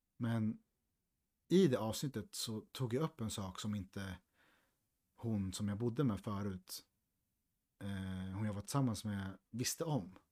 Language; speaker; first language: Swedish; native; Swedish